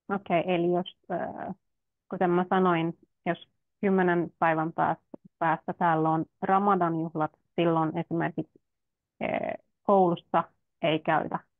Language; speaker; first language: Finnish; non-native, fluent; Turkish